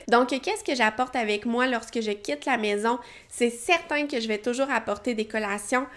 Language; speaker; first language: French; native; French